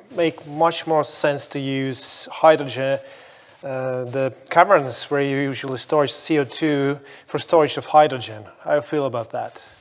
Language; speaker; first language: English; non-native, fluent; Estonian